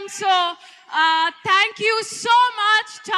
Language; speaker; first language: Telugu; non-native, learner; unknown